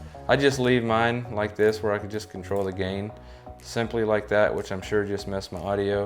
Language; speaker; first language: English; native; English